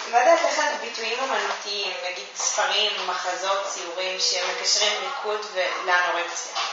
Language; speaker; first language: Hebrew; native; Hebrew